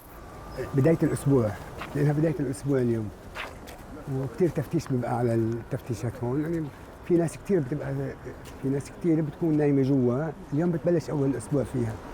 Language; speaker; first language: Arabic; native; Arabic